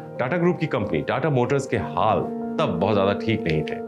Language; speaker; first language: Hindi; native; Hindi